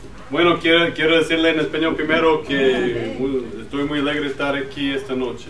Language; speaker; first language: Spanish; non-native, learner; English